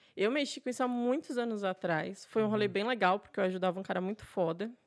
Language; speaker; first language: Portuguese; native; Portuguese